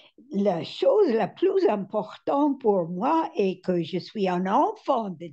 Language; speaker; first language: French; non-native, fluent; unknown